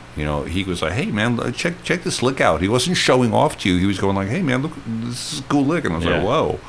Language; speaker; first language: English; native; English